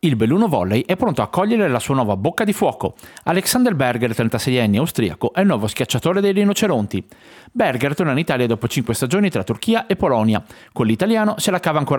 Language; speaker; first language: Italian; native; Italian